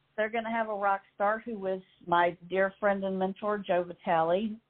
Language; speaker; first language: English; native; English